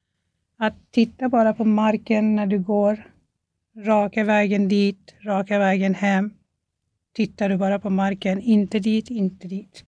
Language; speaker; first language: Swedish; non-native, fluent; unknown